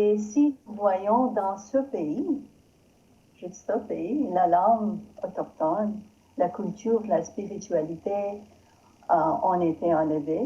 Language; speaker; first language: French; non-native, learner; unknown